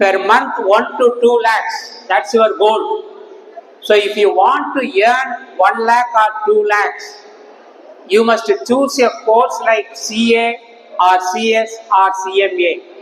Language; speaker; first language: English; non-native, local second language; Tamil